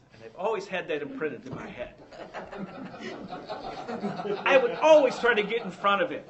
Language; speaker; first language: English; native; English